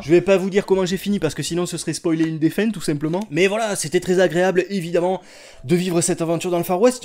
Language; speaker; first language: French; native; French